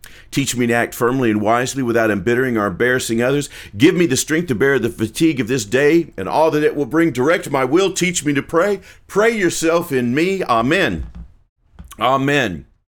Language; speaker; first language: English; native; English